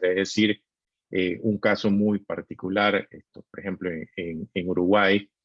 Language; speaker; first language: Spanish; native; Spanish